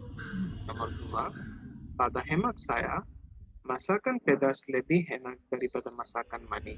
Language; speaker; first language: Indonesian; non-native, learner; Bangla